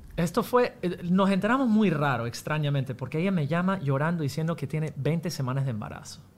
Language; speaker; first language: Spanish; non-native, fluent; English